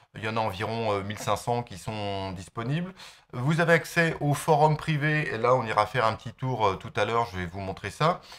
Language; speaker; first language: French; native; French